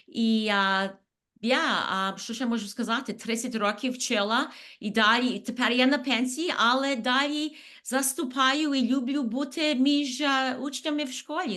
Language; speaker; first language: Ukrainian; early bilingual, heritage; Ukrainian